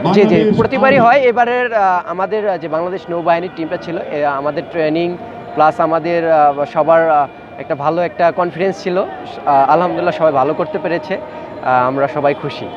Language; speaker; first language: Bangla; native; Bangla